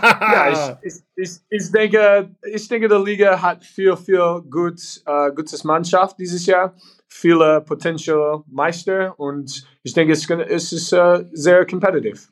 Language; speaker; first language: German; non-native, learner; English